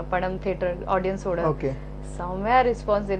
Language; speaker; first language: Tamil; non-native, local second language; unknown